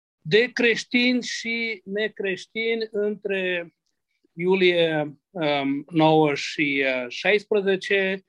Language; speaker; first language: Romanian; non-native, local second language; Hungarian